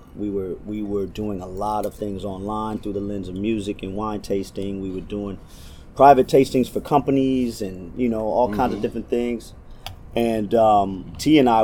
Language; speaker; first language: English; native; English